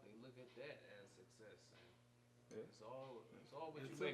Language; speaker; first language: English; native; English